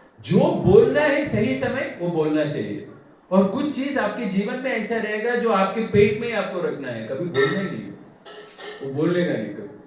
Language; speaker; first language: Hindi; non-native, local second language; Tamil